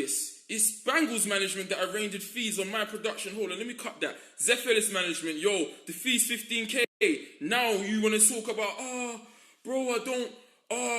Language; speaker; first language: English; native; English